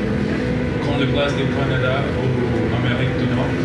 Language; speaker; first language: French; non-native, learner; Spanish